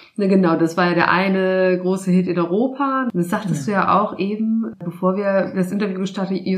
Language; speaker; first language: German; native; German